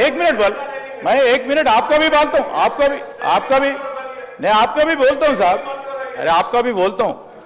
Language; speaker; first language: Hindi; non-native, local second language; Telugu